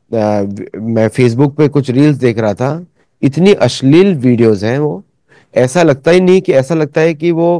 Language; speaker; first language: Hindi; native; Hindi